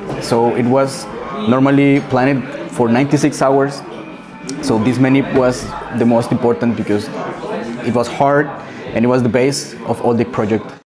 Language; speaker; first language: English; non-native, fluent; Spanish